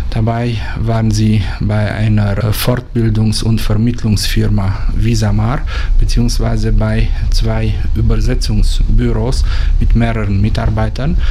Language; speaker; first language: German; native; German